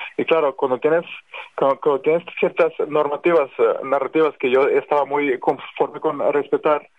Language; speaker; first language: Spanish; non-native, fluent; Serbian